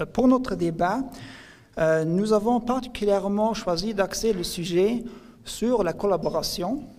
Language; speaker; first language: French; non-native, local second language; Luxembourgish